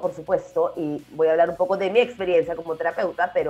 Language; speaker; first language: Spanish; native; Spanish